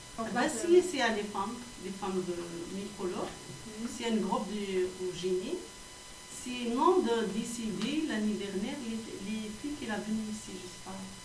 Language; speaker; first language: French; non-native, learner; Arabic